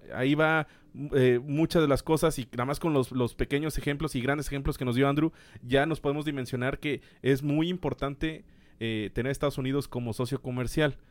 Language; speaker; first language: Spanish; native; Spanish